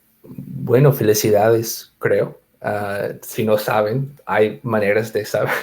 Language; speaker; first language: Spanish; non-native, fluent; English